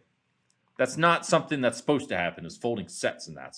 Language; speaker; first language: English; native; English